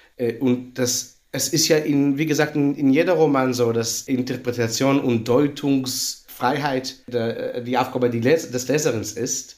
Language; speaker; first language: German; non-native, fluent; Hebrew